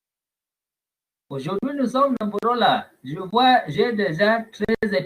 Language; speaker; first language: French; non-native, fluent; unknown